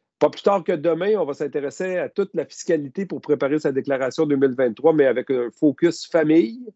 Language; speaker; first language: French; native; French